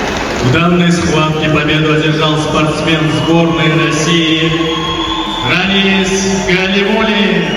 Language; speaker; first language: Russian; native; Russian